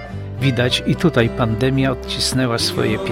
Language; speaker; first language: Polish; native; Polish